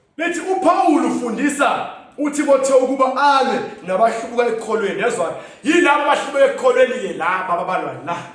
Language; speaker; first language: Zulu; native; Zulu